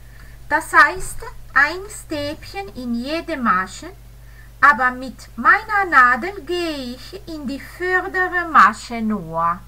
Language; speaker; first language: German; non-native, fluent; Italian